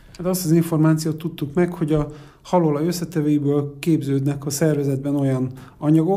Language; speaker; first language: Hungarian; native; Hungarian